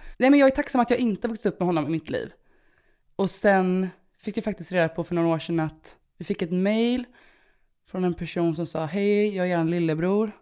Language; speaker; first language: Swedish; early bilingual, other home language; Romanian